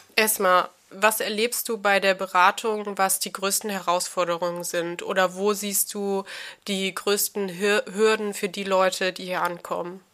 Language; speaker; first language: German; native; German